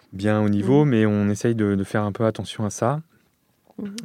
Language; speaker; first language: French; native; French